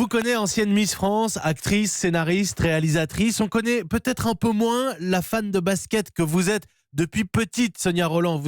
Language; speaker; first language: French; native; French